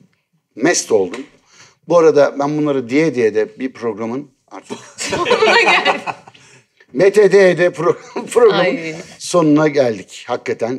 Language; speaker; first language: Turkish; native; Turkish